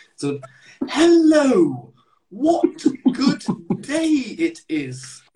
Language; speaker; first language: English; native; English